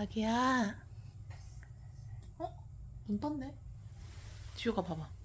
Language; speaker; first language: Korean; native; Korean